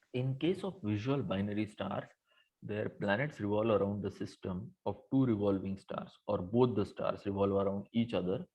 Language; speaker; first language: English; non-native, local second language; Marathi